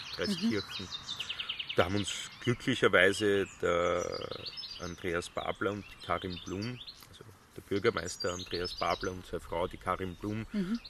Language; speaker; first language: German; native; German